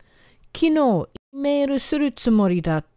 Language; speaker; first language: Japanese; non-native, fluent; English